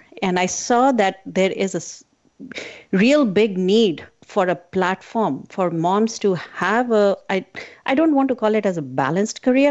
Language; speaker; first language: English; non-native, local second language; Hindi